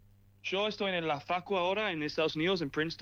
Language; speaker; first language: Spanish; early bilingual, heritage; English